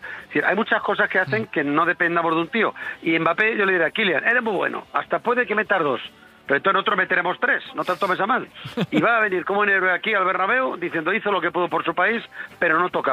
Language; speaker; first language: Spanish; native; Spanish